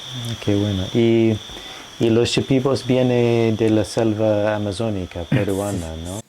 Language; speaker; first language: Spanish; non-native, fluent; English